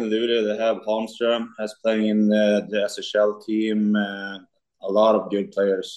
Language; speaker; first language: English; non-native, fluent; Swedish